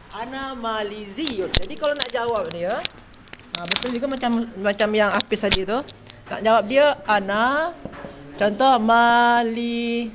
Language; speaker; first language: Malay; native; Malay